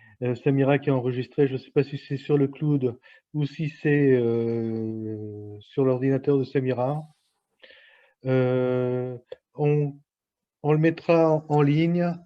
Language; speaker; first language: French; native; French